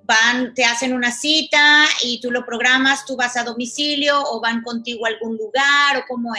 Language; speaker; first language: Spanish; native; Spanish